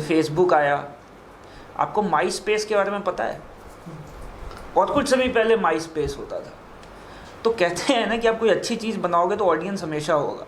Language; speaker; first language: Hindi; native; Hindi